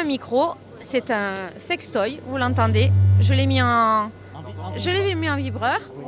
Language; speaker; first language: French; native; French